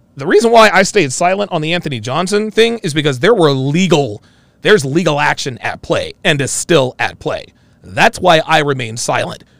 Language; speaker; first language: English; native; English